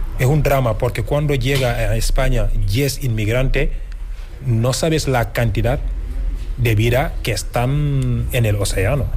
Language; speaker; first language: Spanish; non-native, fluent; Wolof